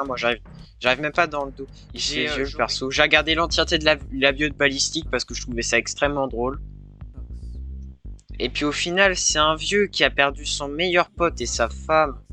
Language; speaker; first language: French; native; French